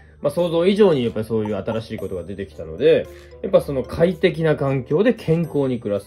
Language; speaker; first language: Japanese; native; Japanese